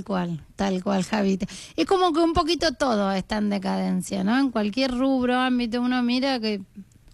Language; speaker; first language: Spanish; native; Spanish